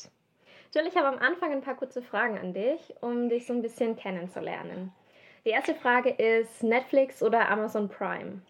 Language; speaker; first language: German; native; German